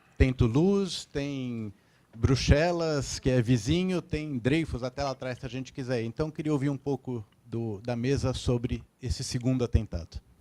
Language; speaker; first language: Portuguese; native; Portuguese